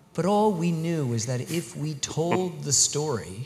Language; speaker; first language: English; native; English